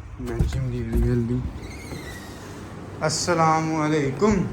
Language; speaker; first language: Turkish; non-native, learner; Urdu